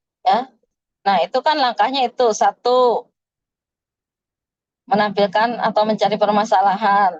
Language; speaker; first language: Indonesian; native; Indonesian